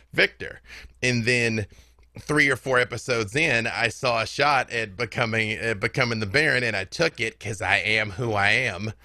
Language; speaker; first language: English; native; English